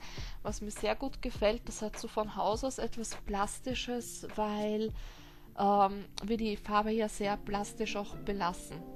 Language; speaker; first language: German; native; German